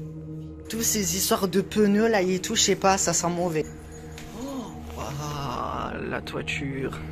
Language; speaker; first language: French; native; French